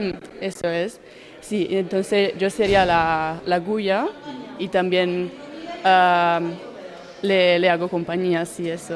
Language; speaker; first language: Spanish; non-native, learner; Italian